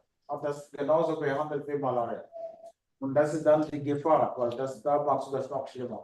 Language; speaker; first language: German; non-native, fluent; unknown